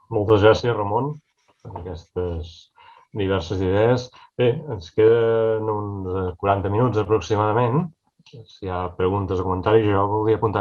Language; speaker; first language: Catalan; native; Catalan